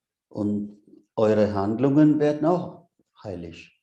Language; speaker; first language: German; non-native, fluent; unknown